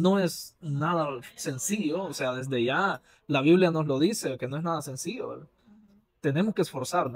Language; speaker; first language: Spanish; native; Spanish